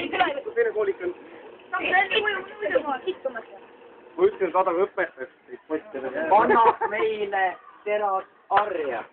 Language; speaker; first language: Estonian; native; Estonian